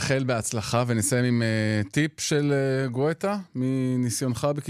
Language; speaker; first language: Hebrew; native; Hebrew